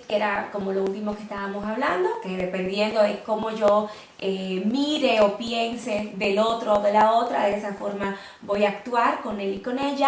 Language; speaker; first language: Spanish; native; Spanish